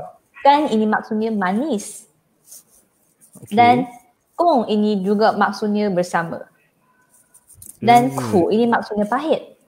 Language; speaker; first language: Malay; non-native, fluent; Chinese